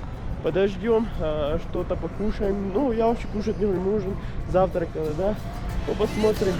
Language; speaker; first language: Russian; non-native, learner; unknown